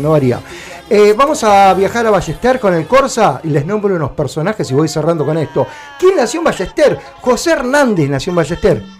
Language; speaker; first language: Spanish; native; Spanish